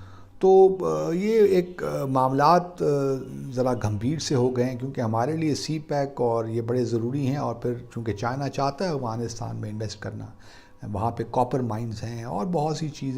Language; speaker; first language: Urdu; native; Urdu